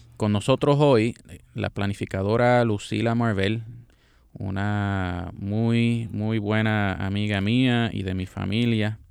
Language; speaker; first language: Spanish; native; Spanish